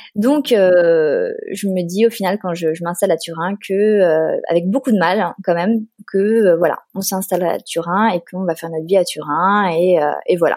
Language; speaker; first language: French; native; French